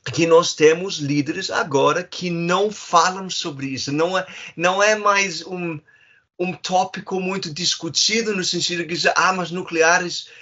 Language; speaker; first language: Portuguese; non-native, fluent; German